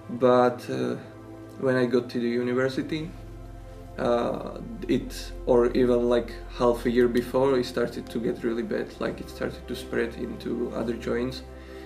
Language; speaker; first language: English; non-native, fluent; Slovak